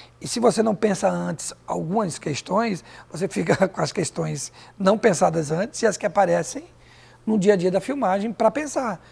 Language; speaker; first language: Portuguese; native; Portuguese